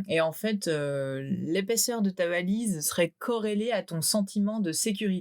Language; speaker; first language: French; native; French